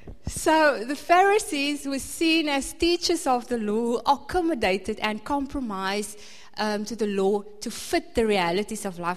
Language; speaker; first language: English; non-native, local second language; Afrikaans